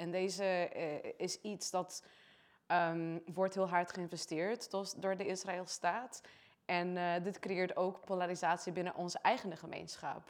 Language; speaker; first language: Dutch; non-native, fluent; Portuguese